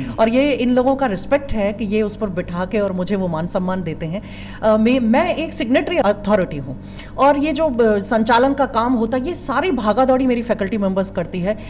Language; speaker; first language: Hindi; native; Hindi